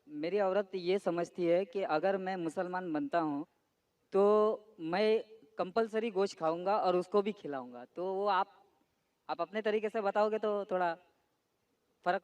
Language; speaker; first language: Hindi; non-native, local second language; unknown